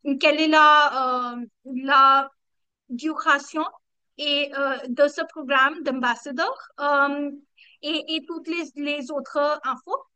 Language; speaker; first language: French; non-native, learner; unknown